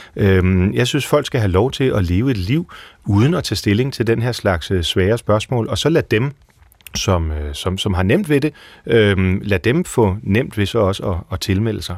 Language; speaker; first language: Danish; native; Danish